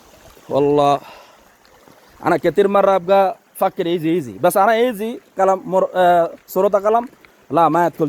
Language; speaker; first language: Arabic; non-native, learner; Bangla